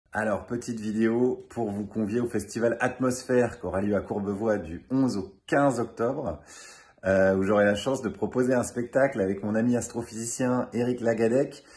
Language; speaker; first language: French; native; French